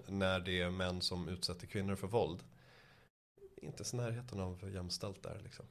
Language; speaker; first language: Swedish; early bilingual, other home language; Persian